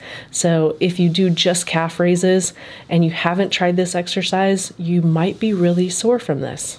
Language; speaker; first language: English; native; English